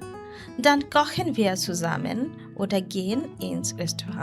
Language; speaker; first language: German; non-native, learner; Bangla